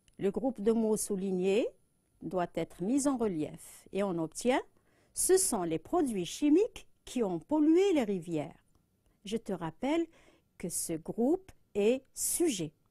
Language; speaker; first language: French; non-native, local second language; Arabic